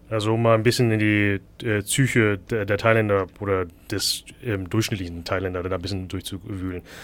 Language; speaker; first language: German; early bilingual, other home language; Thai